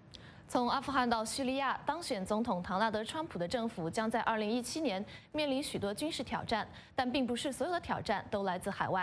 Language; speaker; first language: Chinese; native; Chinese